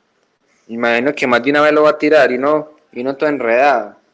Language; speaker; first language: Spanish; native; Spanish